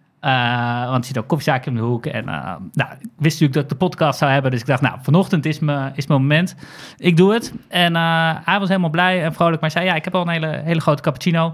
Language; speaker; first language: Dutch; native; Dutch